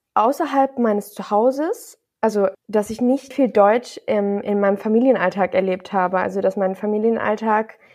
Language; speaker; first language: German; native; German